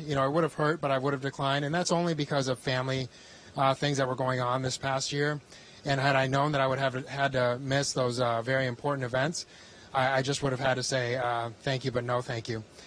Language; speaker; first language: English; early bilingual, other home language; Spanish